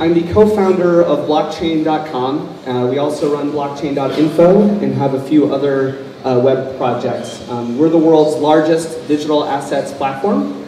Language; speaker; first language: English; native; English